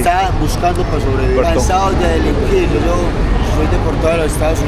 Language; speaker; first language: Spanish; native; Spanish